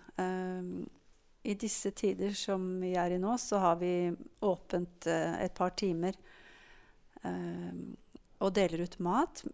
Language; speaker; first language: Norwegian; native; Norwegian